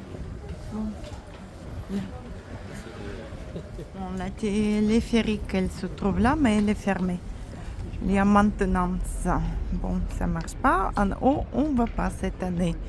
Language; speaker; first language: French; non-native, fluent; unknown